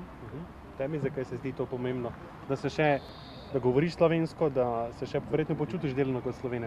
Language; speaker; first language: Slovenian; native; Slovenian